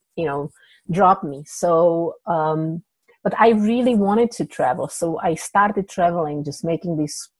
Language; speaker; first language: English; non-native, fluent; Czech